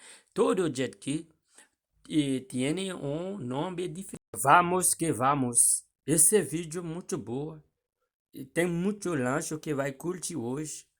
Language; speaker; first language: Portuguese; non-native, learner; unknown